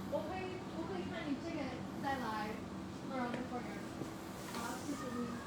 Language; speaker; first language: Chinese; non-native, learner; English